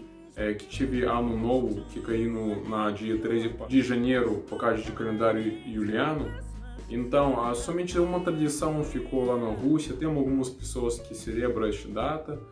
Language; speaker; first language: Portuguese; non-native, learner; Russian